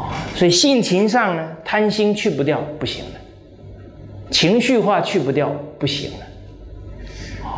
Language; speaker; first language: Chinese; native; Chinese